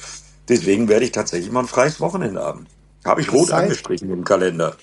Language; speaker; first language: German; native; German